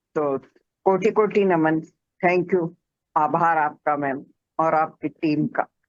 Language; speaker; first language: Hindi; native; Hindi